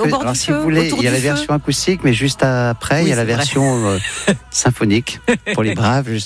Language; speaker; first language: French; native; French